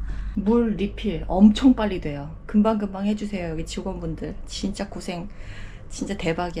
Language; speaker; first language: Korean; native; Korean